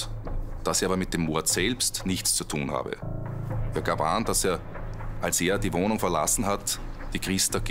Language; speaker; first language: German; native; German